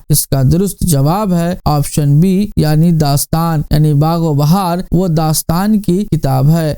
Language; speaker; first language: Urdu; native; Urdu